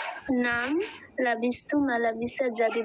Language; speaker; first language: Arabic; non-native, learner; Bangla